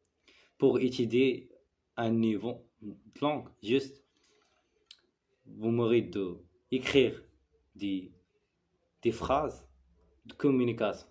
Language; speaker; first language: French; non-native, learner; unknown